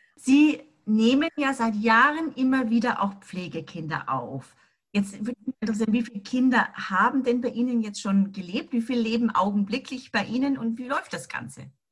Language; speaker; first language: German; native; German